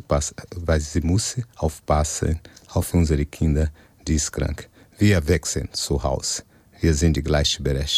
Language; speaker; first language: German; non-native, fluent; Portuguese